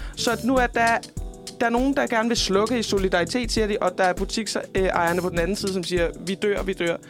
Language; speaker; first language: Danish; native; Danish